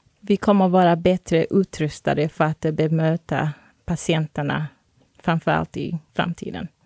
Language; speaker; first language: Swedish; non-native, fluent; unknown